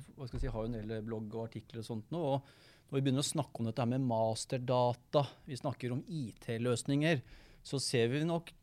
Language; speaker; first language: Norwegian; native; Norwegian